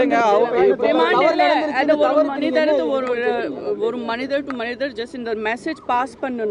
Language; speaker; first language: Tamil; non-native, local second language; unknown